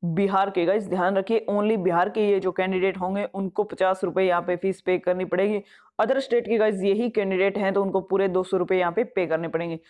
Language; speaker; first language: Hindi; non-native, local second language; Punjabi